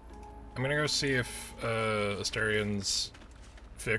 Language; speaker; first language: English; native; English